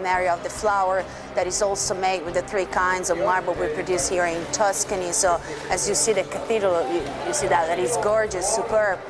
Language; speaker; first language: English; non-native, fluent; Italian